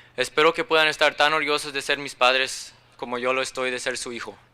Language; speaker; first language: Spanish; early bilingual, other home language; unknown